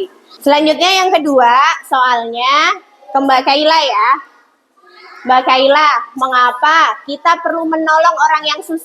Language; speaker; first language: Indonesian; native; Indonesian